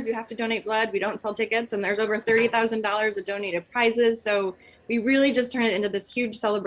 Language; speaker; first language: English; native; English